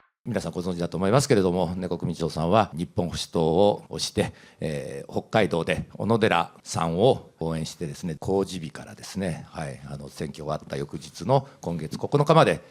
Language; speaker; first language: Japanese; native; Japanese